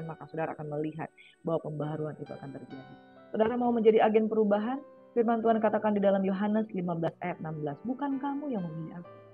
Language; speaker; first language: Indonesian; native; Indonesian